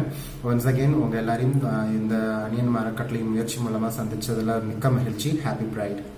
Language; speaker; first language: Tamil; native; Tamil